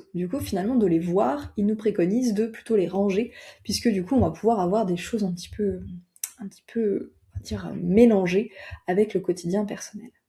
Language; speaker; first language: French; native; French